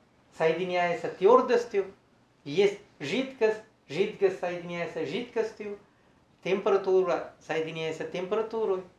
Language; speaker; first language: Russian; non-native, learner; Sinhala